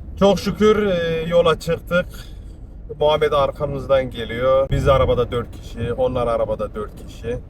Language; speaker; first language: Turkish; early bilingual, heritage; Turkish